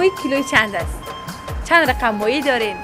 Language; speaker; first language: Persian; native; Persian